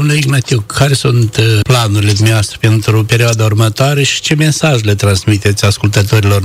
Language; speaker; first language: Romanian; native; Romanian